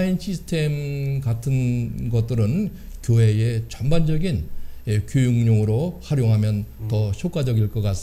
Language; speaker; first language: Korean; native; Korean